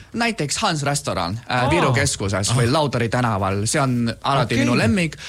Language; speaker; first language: Estonian; non-native, fluent; Chinese